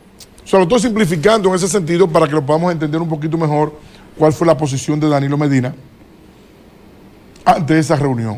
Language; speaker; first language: Spanish; native; Spanish